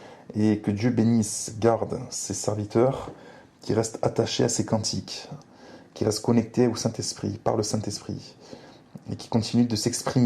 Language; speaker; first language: French; native; French